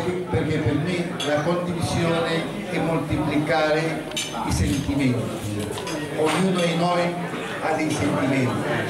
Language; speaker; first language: Italian; non-native, fluent; Spanish